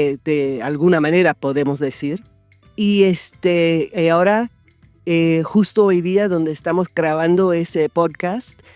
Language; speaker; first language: Spanish; non-native, fluent; English